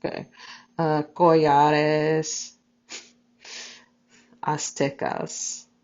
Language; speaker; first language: Spanish; non-native, fluent; English